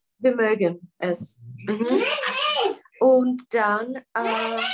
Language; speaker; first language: German; non-native, fluent; Czech